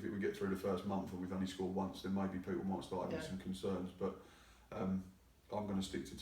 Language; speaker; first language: English; native; English